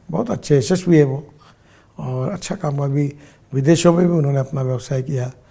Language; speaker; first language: Hindi; non-native, local second language; Marathi